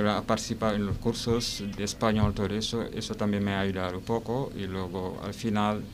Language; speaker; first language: Spanish; non-native, learner; Wolof